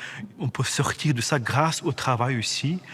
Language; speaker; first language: French; non-native, fluent; Ukrainian